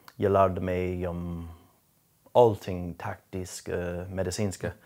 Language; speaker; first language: Swedish; non-native, fluent; English